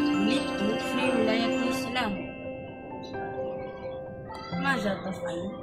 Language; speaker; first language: Arabic; non-native, learner; Malay